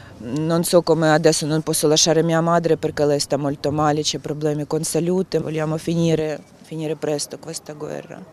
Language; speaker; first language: Italian; non-native, learner; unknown